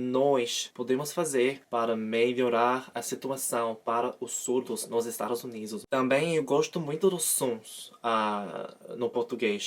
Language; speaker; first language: Portuguese; non-native, learner; English